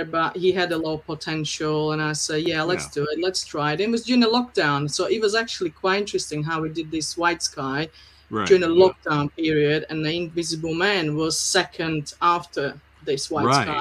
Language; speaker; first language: English; non-native, fluent; Slovak